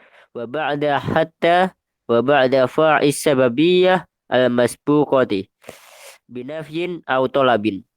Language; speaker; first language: Arabic; non-native, learner; Indonesian